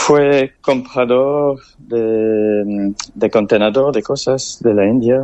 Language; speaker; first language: Spanish; non-native, learner; French